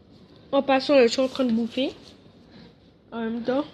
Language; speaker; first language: French; native; French